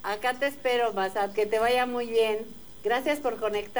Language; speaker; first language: Spanish; native; Spanish